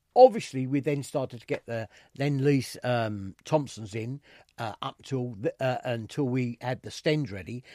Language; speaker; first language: English; native; English